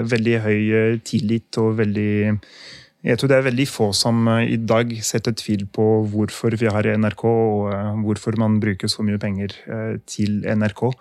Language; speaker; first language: Norwegian; non-native, fluent; French